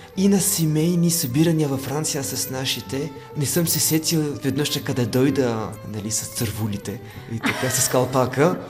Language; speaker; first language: Bulgarian; non-native, fluent; French